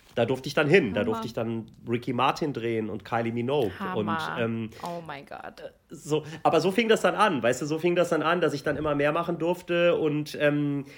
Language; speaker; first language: German; native; German